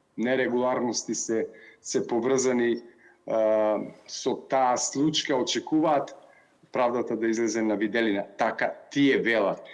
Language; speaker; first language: Macedonian; native; Macedonian